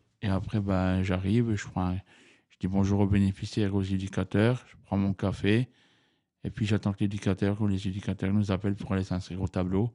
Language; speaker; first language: French; native; French